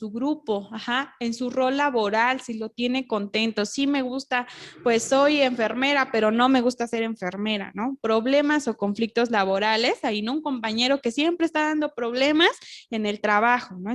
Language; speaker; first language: Spanish; native; Spanish